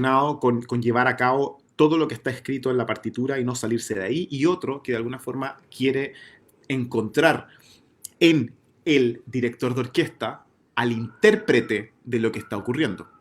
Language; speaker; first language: Spanish; native; Spanish